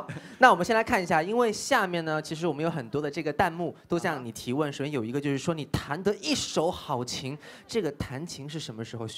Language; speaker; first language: Chinese; native; Chinese